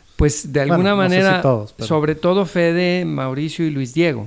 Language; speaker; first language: Spanish; native; Spanish